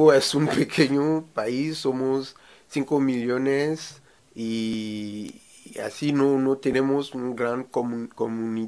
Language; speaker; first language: Spanish; non-native, learner; Ewe